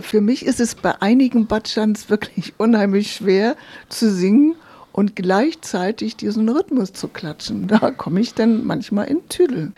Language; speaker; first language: German; native; German